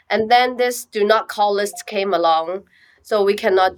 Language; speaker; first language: English; non-native, local second language; Cantonese